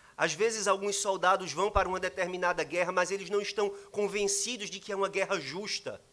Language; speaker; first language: Portuguese; native; Portuguese